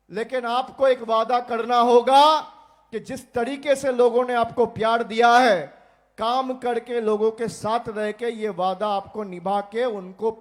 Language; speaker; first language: Hindi; non-native, local second language; Bangla